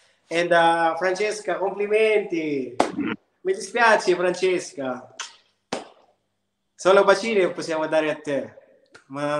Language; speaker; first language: Italian; non-native, learner; Filipino